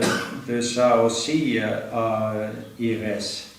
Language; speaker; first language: French; non-native, fluent; Norwegian